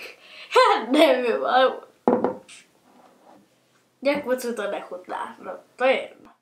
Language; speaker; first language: Czech; early bilingual, heritage; Czech